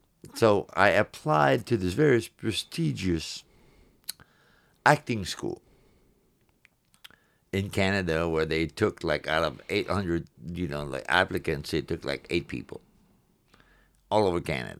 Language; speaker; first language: English; non-native, fluent; French